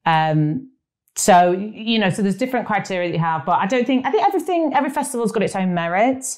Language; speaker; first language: English; native; English